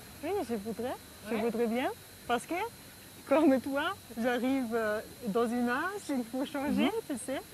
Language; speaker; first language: French; non-native, fluent; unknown